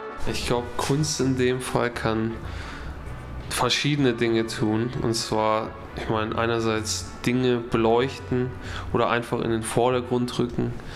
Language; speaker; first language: German; native; German